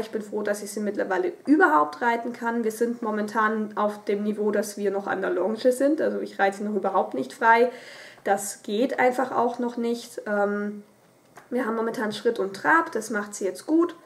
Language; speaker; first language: German; native; German